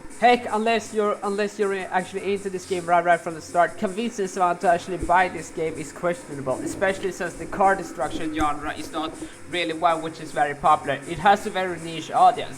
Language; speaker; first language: English; non-native, fluent; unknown